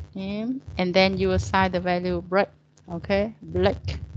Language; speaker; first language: English; non-native, learner; Vietnamese